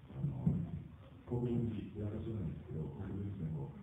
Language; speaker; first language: Japanese; non-native, learner; English